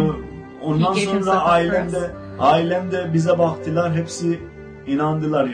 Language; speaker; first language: Turkish; non-native, fluent; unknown